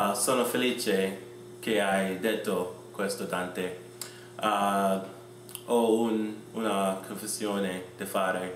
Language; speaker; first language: Italian; non-native, learner; English